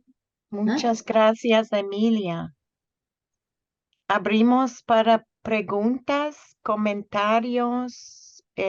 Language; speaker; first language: Spanish; non-native, fluent; English